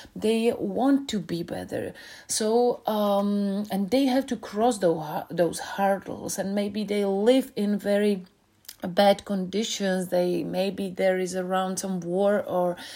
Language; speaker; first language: English; non-native, fluent; Czech